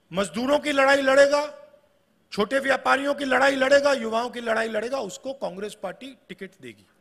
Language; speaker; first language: Hindi; native; Hindi